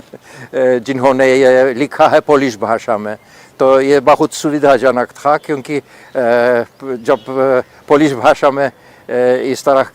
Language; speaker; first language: Hindi; non-native, fluent; Polish